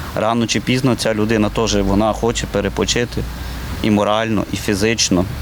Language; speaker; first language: Ukrainian; native; Ukrainian